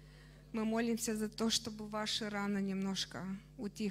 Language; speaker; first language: Russian; non-native, fluent; Romanian